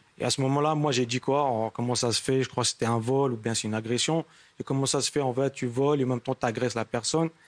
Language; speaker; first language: French; non-native, local second language; Arabic